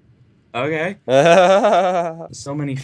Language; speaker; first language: English; native; English